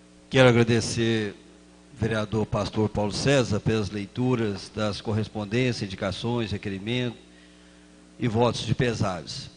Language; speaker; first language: Portuguese; native; Portuguese